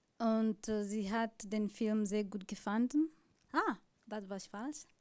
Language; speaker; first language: German; non-native, learner; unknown